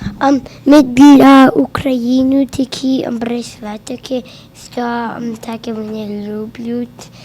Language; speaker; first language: Ukrainian; early bilingual, heritage; Ukrainian